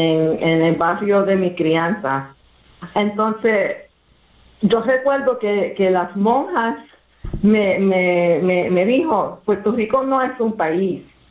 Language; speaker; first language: Spanish; early bilingual, heritage; English